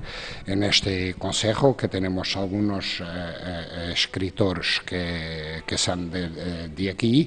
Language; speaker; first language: Spanish; non-native, fluent; Portuguese